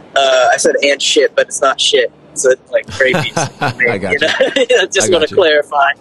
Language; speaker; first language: English; native; English